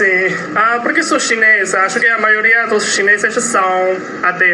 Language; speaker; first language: Portuguese; non-native, learner; Chinese